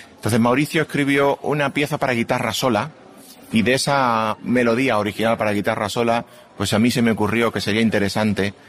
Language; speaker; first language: Spanish; native; Spanish